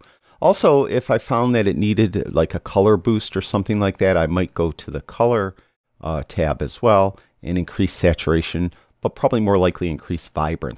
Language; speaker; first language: English; native; English